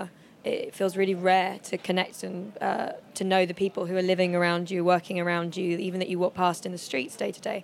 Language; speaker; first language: English; native; English